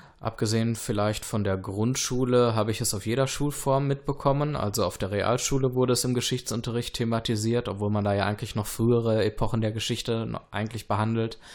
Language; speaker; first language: German; early bilingual, other home language; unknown